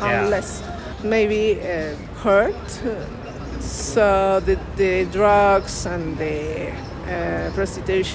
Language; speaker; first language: English; non-native, learner; Spanish